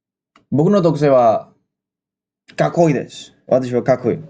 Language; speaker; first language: Japanese; non-native, learner; Indonesian